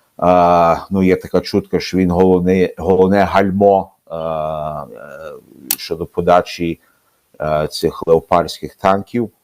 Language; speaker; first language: Ukrainian; early bilingual, heritage; Ukrainian